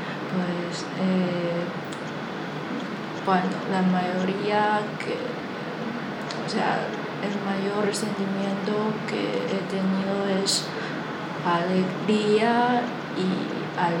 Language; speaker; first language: Spanish; non-native, fluent; Chinese